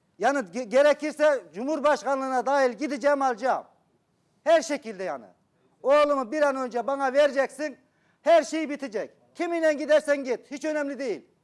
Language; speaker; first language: Turkish; native; Turkish